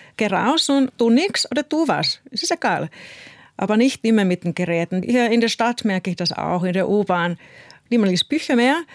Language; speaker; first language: German; non-native, fluent; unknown